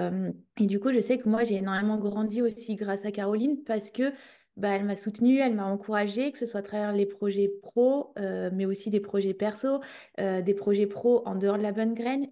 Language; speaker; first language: French; native; French